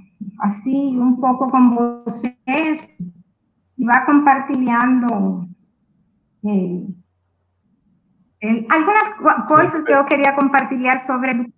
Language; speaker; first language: Portuguese; non-native, fluent; Spanish